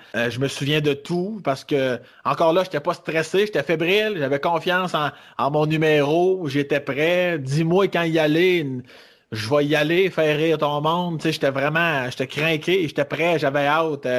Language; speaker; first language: French; native; French